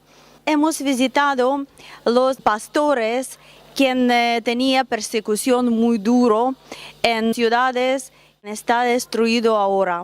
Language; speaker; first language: Spanish; non-native, learner; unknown